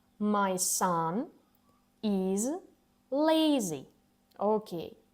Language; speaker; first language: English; non-native, fluent; Ukrainian